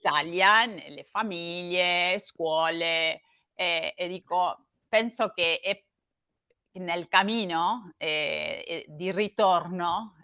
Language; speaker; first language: Italian; non-native, learner; Spanish